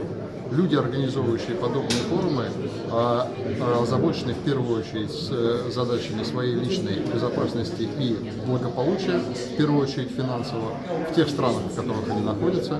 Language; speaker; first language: Russian; native; Russian